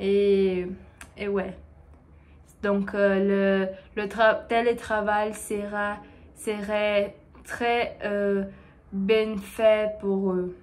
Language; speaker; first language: French; non-native, learner; Portuguese